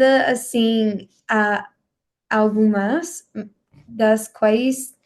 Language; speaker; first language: Portuguese; non-native, learner; English